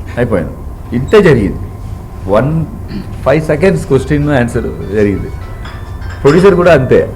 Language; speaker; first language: Telugu; non-native, learner; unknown